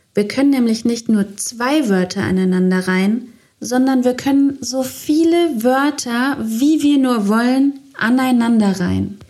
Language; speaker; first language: German; native; German